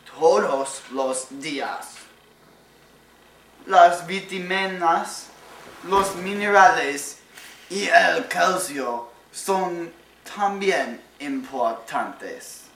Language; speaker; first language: Spanish; non-native, learner; English